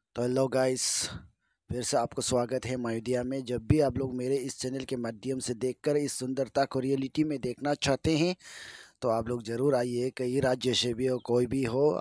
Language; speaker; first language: Hindi; non-native, local second language; Adi